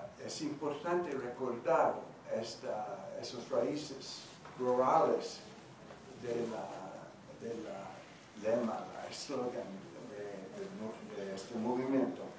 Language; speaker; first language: Spanish; non-native, learner; English